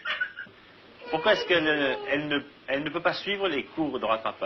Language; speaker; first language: French; native; French